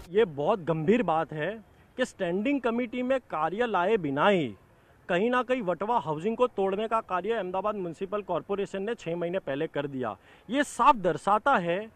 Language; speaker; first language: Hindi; non-native, local second language; Gujarati